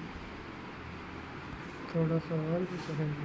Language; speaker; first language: Urdu; non-native, local second language; Punjabi